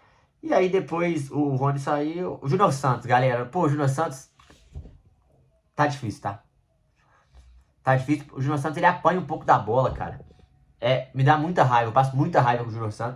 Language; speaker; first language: Portuguese; native; Portuguese